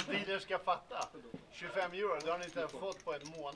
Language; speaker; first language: Swedish; native; Swedish